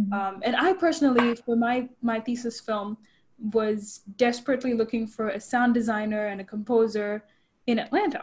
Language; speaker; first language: English; native; English